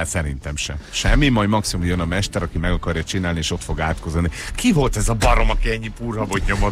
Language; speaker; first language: Hungarian; native; Hungarian